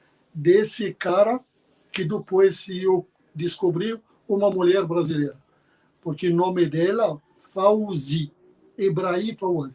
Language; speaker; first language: Portuguese; non-native, fluent; Arabic